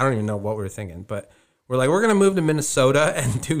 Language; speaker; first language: English; native; English